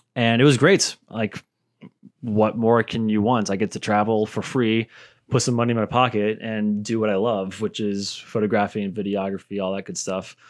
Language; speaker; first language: English; native; English